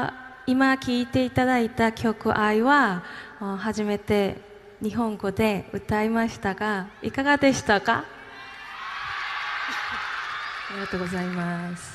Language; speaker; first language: Japanese; non-native, learner; Korean